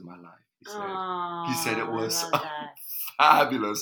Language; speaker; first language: English; non-native, fluent; Dutch